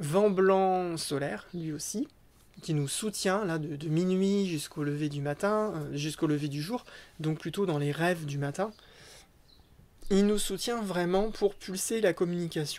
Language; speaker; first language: French; native; French